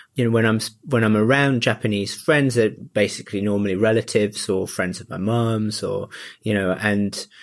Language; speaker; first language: English; early bilingual, other home language; Japanese